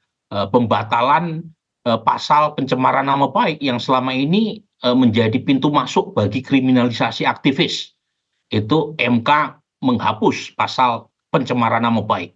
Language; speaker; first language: Indonesian; native; Indonesian